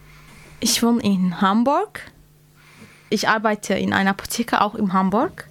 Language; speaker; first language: German; non-native, learner; Kurdish